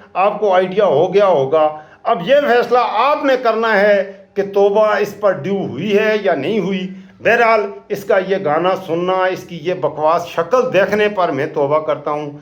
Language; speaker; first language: Urdu; non-native, local second language; Pashto